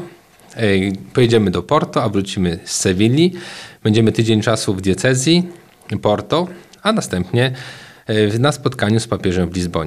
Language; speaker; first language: Polish; native; Polish